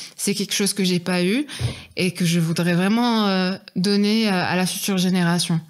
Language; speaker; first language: French; non-native, local second language; Arabic